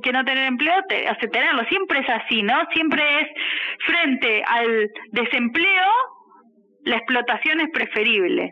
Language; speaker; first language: Spanish; native; Spanish